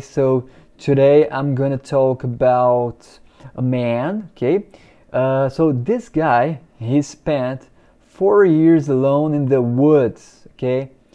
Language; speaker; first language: English; non-native, fluent; Portuguese